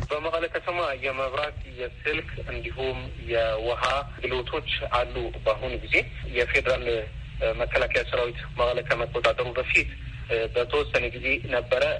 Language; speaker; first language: Amharic; non-native, local second language; Tigrinya